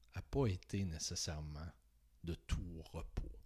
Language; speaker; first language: French; native; French